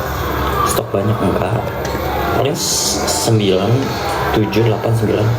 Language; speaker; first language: Indonesian; native; Indonesian